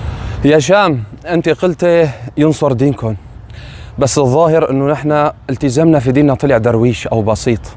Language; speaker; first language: Arabic; native; Arabic